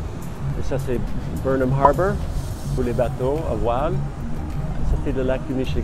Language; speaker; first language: French; non-native, fluent; English